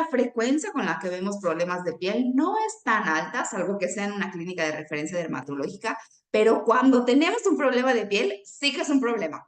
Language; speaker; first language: Spanish; native; Spanish